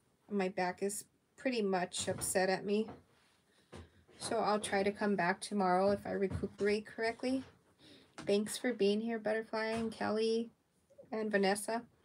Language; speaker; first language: English; native; English